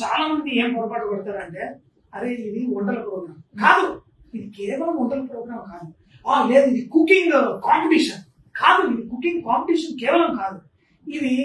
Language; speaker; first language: Telugu; native; Telugu